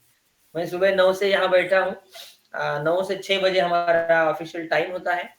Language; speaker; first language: Hindi; native; Hindi